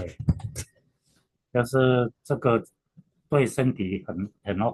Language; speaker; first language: Chinese; native; Chinese